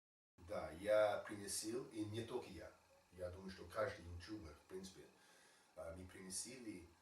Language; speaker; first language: Russian; non-native, learner; English